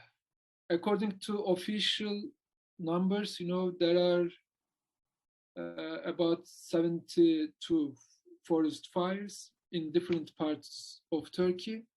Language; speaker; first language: English; non-native, learner; Turkish